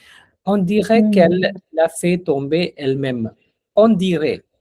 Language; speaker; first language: French; non-native, fluent; Hindi